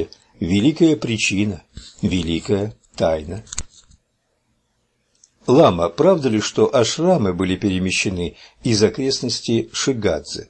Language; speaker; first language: Russian; native; Russian